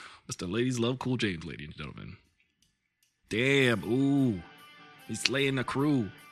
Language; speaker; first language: English; native; English